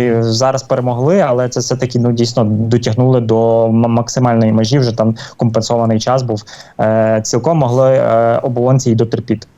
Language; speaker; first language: Ukrainian; native; Ukrainian